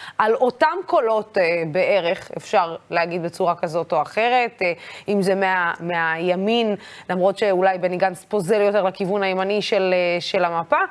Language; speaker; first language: Hebrew; non-native, local second language; Arabic